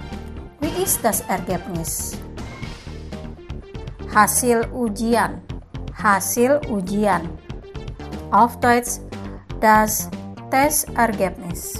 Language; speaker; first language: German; non-native, fluent; Indonesian